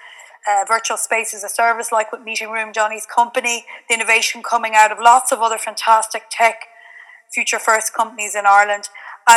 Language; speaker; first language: English; native; English